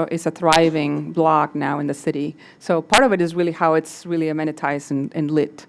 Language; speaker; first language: English; non-native, fluent; Spanish